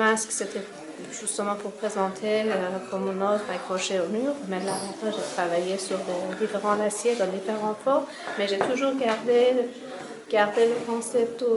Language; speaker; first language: French; non-native, fluent; Persian